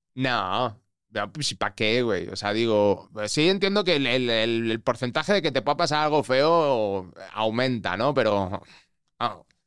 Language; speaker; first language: Spanish; native; Spanish